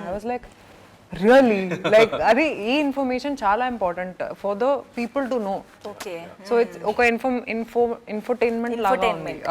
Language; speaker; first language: Telugu; non-native, fluent; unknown